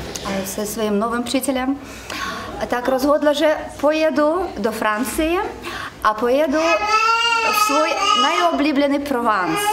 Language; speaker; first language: Czech; non-native, learner; Russian